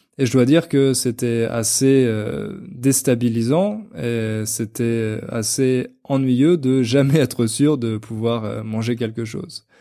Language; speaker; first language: French; native; French